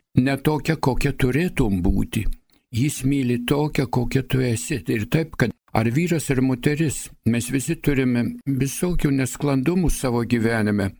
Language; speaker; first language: Lithuanian; early bilingual, heritage; Lithuanian